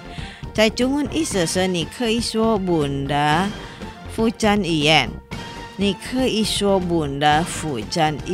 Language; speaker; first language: Chinese; non-native, learner; Indonesian